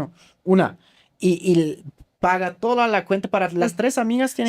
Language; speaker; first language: Spanish; non-native, fluent; German